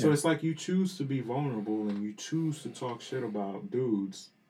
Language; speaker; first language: English; early bilingual, other home language; Spanish